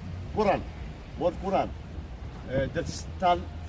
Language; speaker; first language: Dutch; non-native, learner; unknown